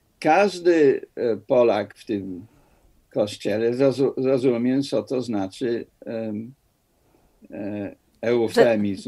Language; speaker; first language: Polish; non-native, fluent; English